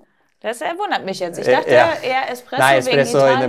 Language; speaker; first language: German; native; German